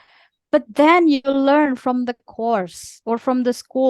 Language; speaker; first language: English; non-native, fluent; Indonesian